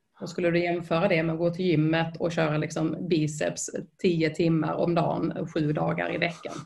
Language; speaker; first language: Swedish; native; Swedish